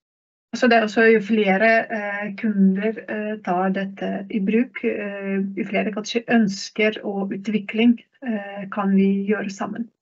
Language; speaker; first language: Norwegian; non-native, fluent; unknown